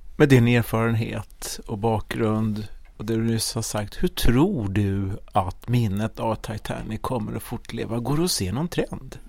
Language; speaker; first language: Swedish; native; Swedish